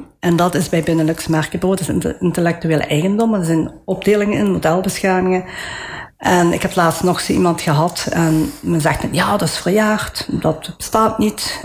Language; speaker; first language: Dutch; early bilingual, other home language; Italian